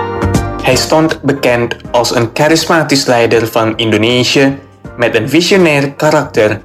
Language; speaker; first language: Dutch; non-native, fluent; Indonesian